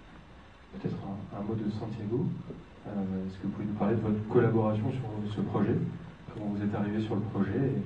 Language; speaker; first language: French; native; French